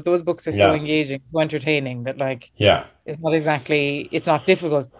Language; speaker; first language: English; native; English